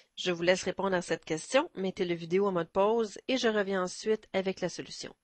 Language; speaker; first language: French; native; French